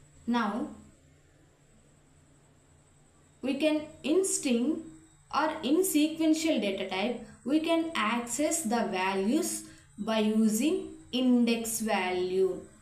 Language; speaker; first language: English; non-native, local second language; Telugu